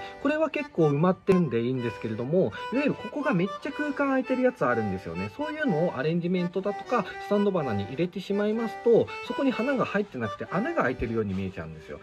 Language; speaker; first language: Japanese; native; Japanese